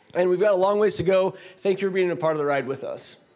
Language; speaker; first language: English; native; English